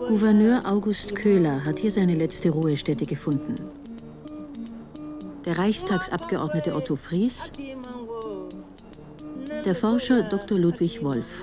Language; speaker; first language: German; native; German